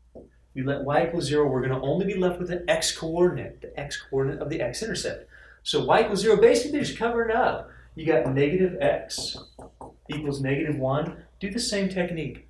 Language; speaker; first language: English; native; English